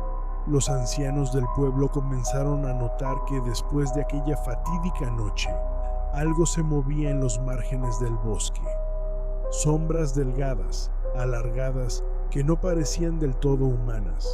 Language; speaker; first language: Spanish; native; Spanish